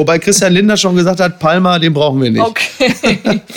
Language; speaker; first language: German; native; German